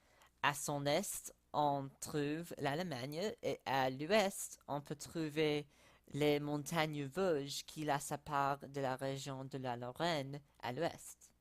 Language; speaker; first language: French; non-native, learner; English